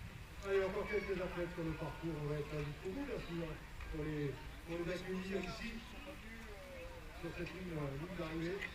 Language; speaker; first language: French; native; French